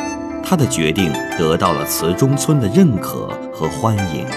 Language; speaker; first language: Chinese; native; Chinese